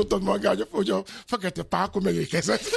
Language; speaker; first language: Hungarian; non-native, learner; Albanian